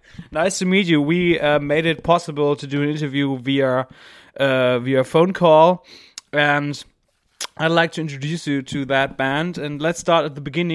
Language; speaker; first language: English; non-native, fluent; German